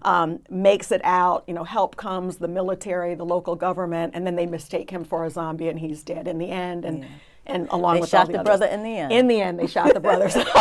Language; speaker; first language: English; native; English